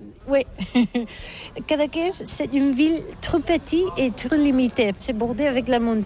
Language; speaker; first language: French; non-native, learner; Catalan